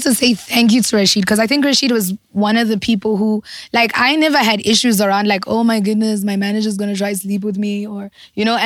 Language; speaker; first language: English; non-native, local second language; Zulu